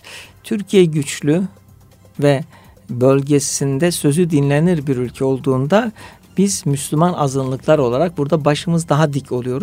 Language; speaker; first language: Turkish; native; Turkish